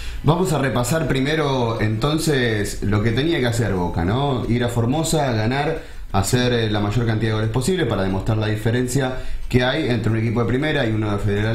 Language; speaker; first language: Spanish; native; Spanish